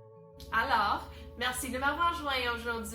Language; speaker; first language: French; non-native, fluent; English